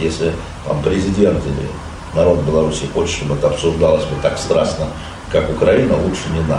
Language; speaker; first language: Russian; native; Russian